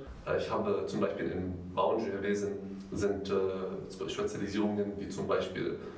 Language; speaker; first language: German; non-native, fluent; Arabic